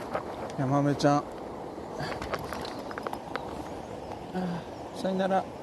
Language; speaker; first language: Japanese; native; Japanese